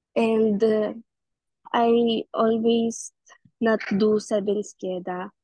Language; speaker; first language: English; non-native, local second language; Filipino